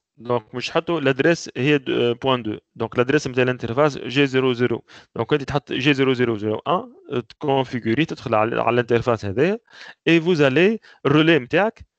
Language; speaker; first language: French; non-native, local second language; Arabic